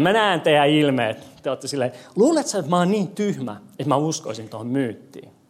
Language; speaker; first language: Finnish; non-native, fluent; English